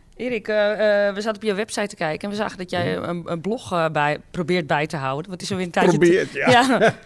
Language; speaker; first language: Dutch; early bilingual, other home language; Greek